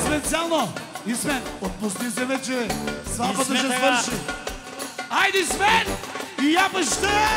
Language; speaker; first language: Bulgarian; non-native, local second language; Turkish